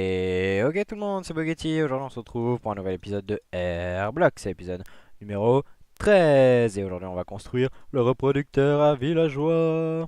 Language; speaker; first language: French; native; French